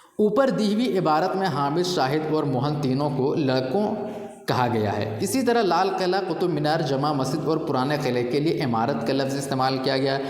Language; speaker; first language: Urdu; native; Urdu